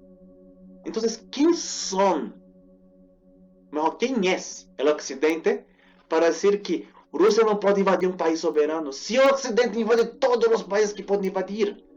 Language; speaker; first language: Portuguese; non-native, fluent; Spanish